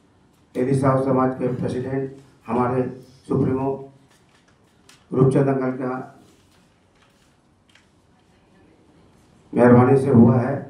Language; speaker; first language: Hindi; native; Hindi